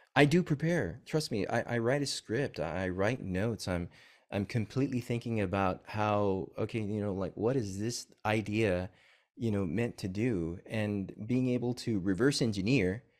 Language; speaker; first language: English; native; English